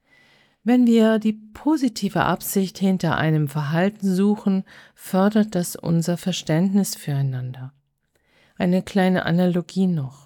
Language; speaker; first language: German; native; German